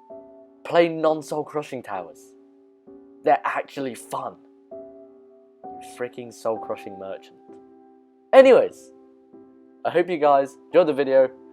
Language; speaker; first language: English; native; English